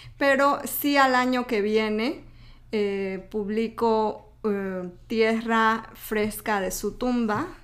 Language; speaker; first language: Spanish; native; Spanish